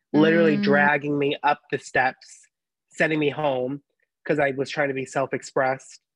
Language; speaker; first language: English; native; English